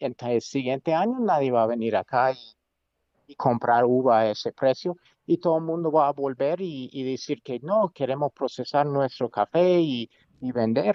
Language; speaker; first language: Spanish; non-native, fluent; English